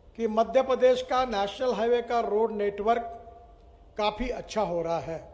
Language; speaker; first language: Hindi; non-native, local second language; Marathi